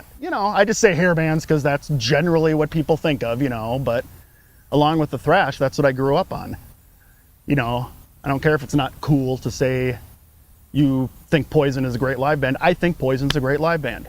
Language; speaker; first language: English; native; English